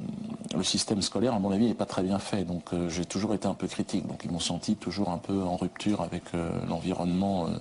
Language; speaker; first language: French; native; French